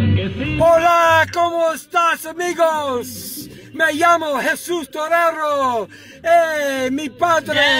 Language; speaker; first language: Spanish; non-native, learner; English